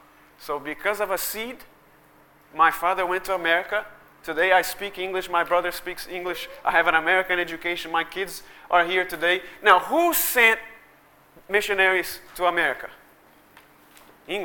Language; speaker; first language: English; early bilingual, other home language; Portuguese